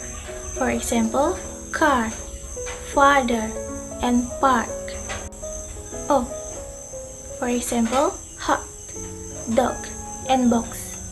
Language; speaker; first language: English; non-native, learner; Indonesian